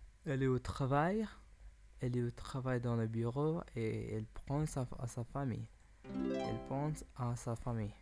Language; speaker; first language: French; non-native, learner; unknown